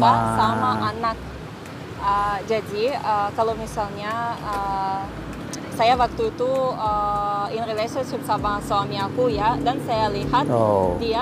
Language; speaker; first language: Indonesian; non-native, fluent; Russian